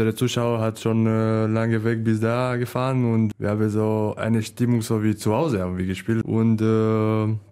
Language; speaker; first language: German; non-native, learner; Romanian